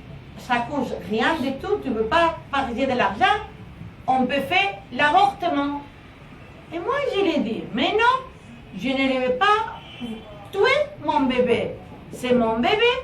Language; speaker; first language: French; non-native, learner; Spanish